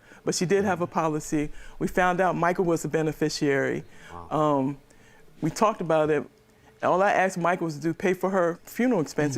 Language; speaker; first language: English; native; English